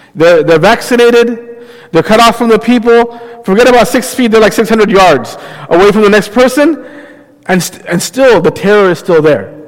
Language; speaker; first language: English; native; English